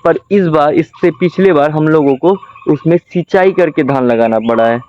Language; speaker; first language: Hindi; native; Hindi